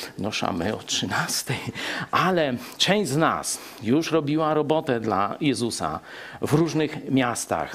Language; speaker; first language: Polish; native; Polish